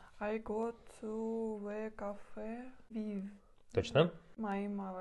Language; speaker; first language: English; non-native, learner; Russian